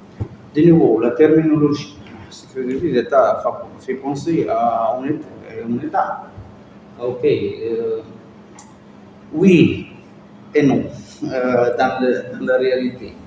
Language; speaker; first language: French; non-native, fluent; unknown